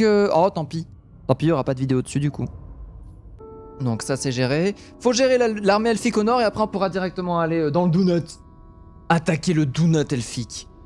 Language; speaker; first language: French; native; French